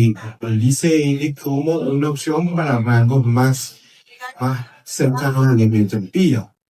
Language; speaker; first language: Spanish; native; Spanish